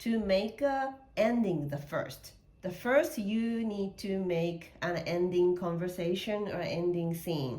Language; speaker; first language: English; non-native, learner; Japanese